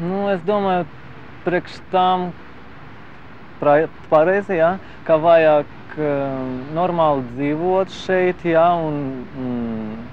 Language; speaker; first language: Latvian; non-native, local second language; Russian